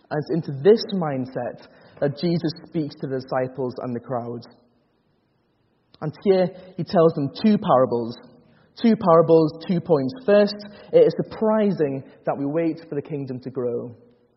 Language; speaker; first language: English; native; English